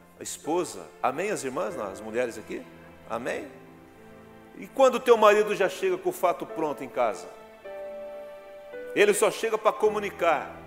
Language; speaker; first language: Portuguese; native; Portuguese